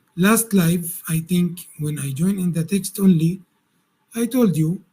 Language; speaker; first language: English; non-native, learner; Arabic